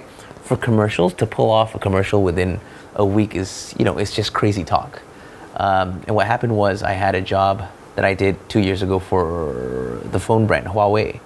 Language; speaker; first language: English; non-native, local second language; Malay